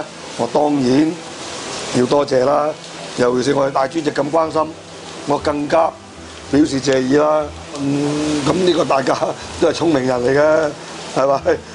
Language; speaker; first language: Cantonese; native; Cantonese